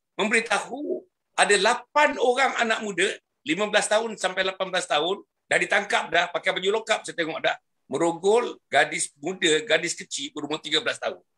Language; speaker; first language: Malay; native; Malay